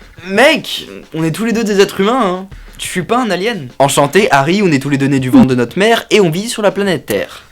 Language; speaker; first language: French; native; French